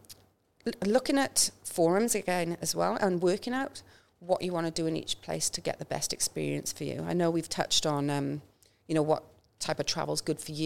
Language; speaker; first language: English; native; English